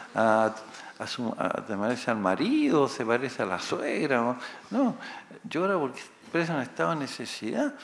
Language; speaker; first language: Spanish; native; Spanish